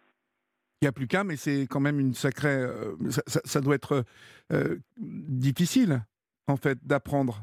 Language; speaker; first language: French; native; French